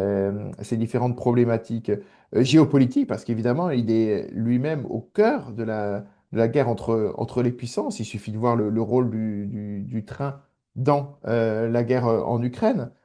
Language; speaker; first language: French; native; French